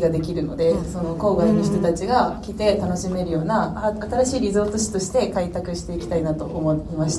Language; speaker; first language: Japanese; native; Japanese